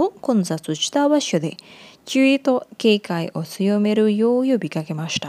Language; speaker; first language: Japanese; non-native, fluent; Indonesian